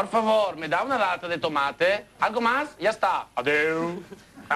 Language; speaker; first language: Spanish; non-native, learner; Italian